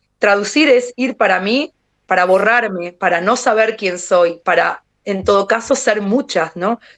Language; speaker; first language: Spanish; native; Spanish